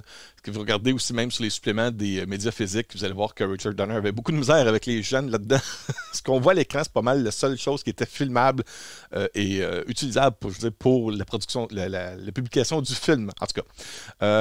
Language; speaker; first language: French; native; French